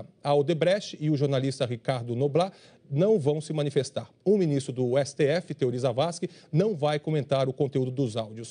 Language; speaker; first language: Portuguese; native; Portuguese